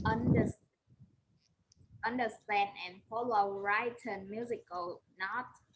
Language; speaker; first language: English; non-native, learner; Vietnamese